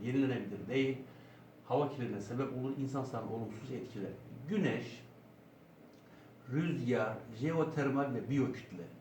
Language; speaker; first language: Turkish; native; Turkish